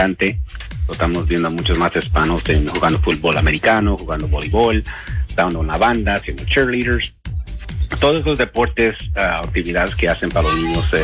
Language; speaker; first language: Spanish; early bilingual, heritage; Spanish